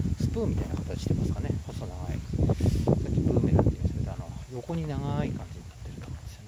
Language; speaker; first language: Japanese; native; Japanese